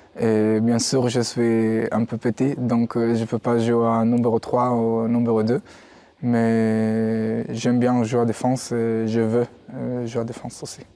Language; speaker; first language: French; non-native, learner; Hebrew